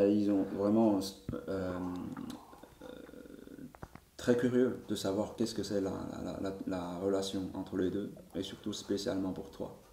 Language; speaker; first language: French; non-native, learner; Chinese